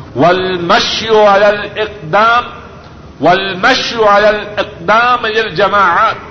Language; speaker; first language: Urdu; non-native, local second language; Punjabi